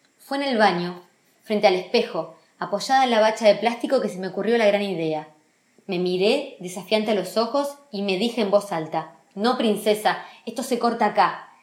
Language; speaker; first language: Spanish; native; Spanish